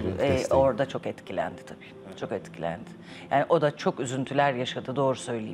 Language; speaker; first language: Turkish; native; Turkish